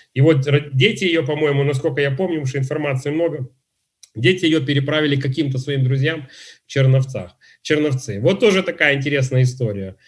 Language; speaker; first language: Russian; native; Russian